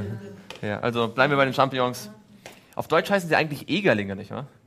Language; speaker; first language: German; native; German